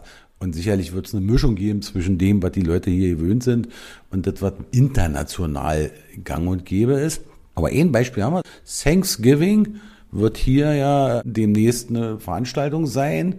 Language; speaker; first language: German; native; German